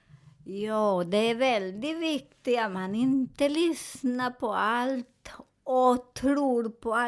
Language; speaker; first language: Swedish; non-native, learner; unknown